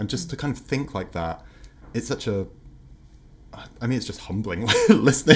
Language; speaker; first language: English; native; English